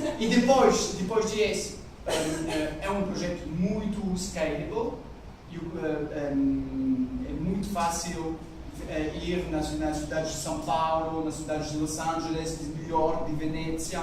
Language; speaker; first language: Portuguese; non-native, learner; French